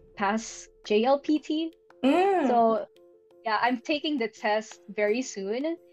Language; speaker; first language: English; non-native, local second language; Filipino